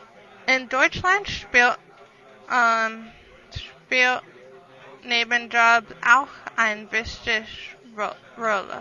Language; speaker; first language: German; non-native, learner; English